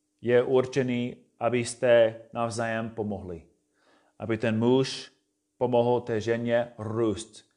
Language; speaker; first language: Czech; non-native, fluent; English